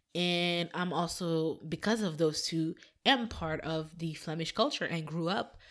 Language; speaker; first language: English; non-native, fluent; Dutch